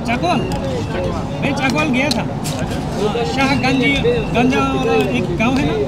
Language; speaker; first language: Hindi; non-native, learner; Bangla